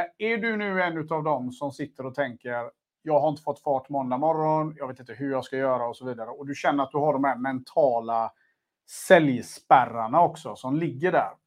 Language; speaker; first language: Swedish; native; Swedish